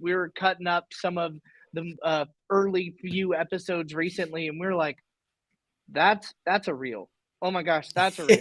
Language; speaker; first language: English; native; English